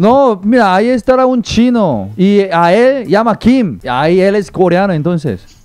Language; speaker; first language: Spanish; non-native, fluent; Korean